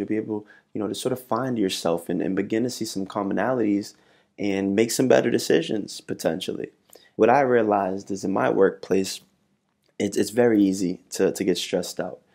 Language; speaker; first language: English; native; English